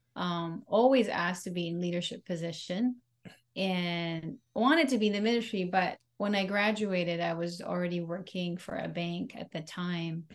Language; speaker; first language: English; non-native, local second language; Pampanga